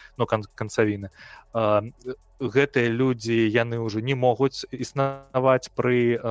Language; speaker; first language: Belarusian; non-native, local second language; Russian